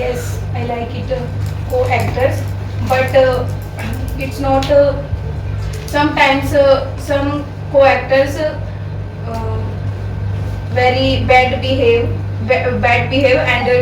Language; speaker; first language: English; non-native, learner; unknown